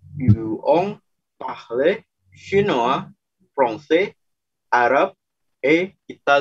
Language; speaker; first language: French; non-native, learner; Indonesian